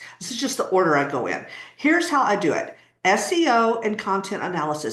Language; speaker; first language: English; native; English